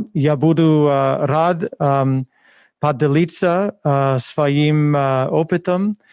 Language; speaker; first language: Russian; non-native, fluent; English